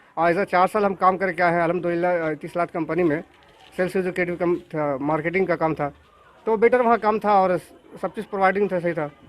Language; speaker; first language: Hindi; native; Hindi